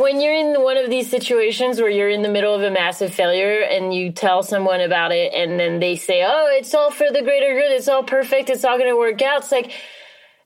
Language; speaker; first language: English; non-native, fluent; French